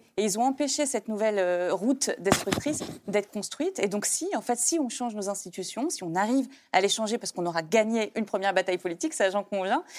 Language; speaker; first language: French; native; French